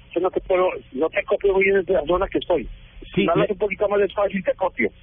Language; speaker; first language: Spanish; native; Spanish